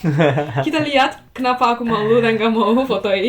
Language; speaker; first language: Indonesian; non-native, fluent; Turkish